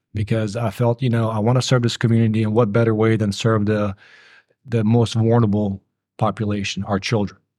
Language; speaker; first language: English; early bilingual, other home language; Bosnian